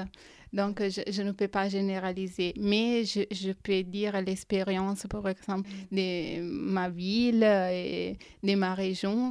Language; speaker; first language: French; non-native, fluent; Italian